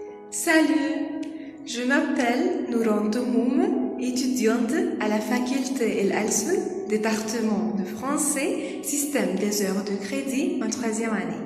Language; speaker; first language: French; non-native, fluent; Arabic